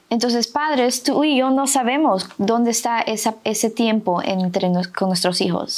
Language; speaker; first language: Spanish; native; Spanish